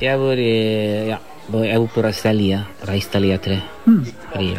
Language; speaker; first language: Norwegian; non-native, fluent; Spanish